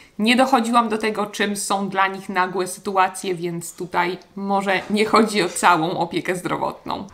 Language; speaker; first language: Polish; native; Polish